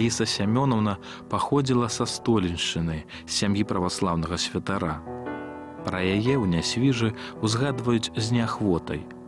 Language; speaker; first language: Belarusian; native; Belarusian